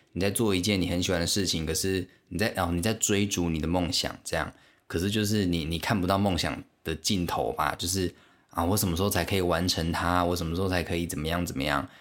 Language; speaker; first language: Chinese; non-native, local second language; Min Nan Chinese